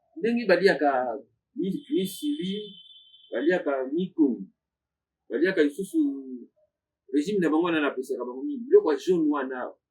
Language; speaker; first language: Lingala; native; Lingala